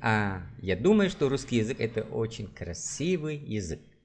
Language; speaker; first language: Russian; non-native, fluent; Vietnamese